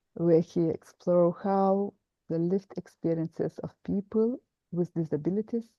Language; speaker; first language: English; non-native, fluent; Lithuanian